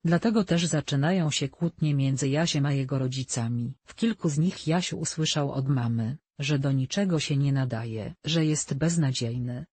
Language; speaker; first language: Polish; native; Polish